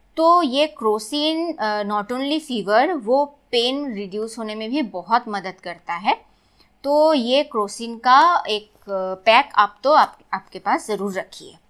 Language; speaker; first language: Hindi; non-native, local second language; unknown